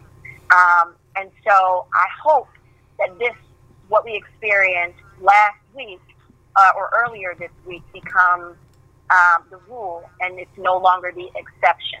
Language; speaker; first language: English; native; English